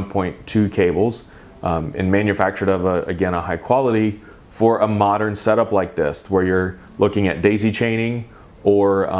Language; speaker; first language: English; native; English